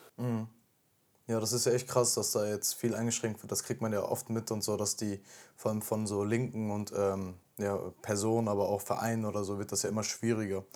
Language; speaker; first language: German; early bilingual, other home language; Turkish